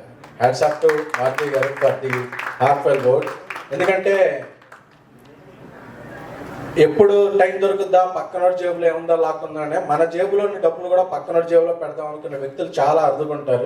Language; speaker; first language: Telugu; native; Telugu